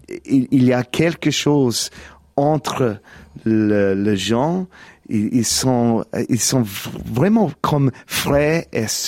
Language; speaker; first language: French; non-native, learner; English